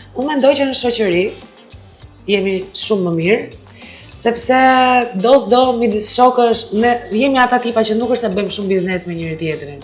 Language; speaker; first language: Albanian; native; Albanian